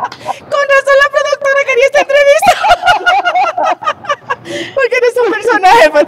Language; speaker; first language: Spanish; native; Spanish